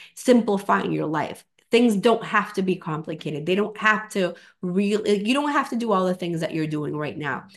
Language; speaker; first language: English; non-native, fluent; Spanish